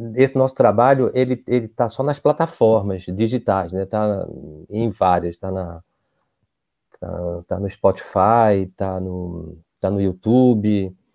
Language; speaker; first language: Portuguese; native; Portuguese